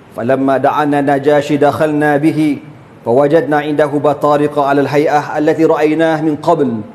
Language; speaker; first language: Malay; native; Malay